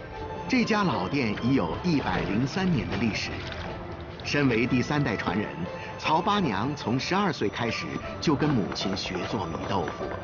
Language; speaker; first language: Chinese; native; Chinese